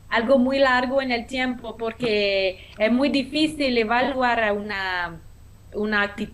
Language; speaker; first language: Spanish; non-native, fluent; French